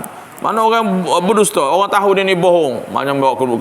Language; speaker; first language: Malay; native; Malay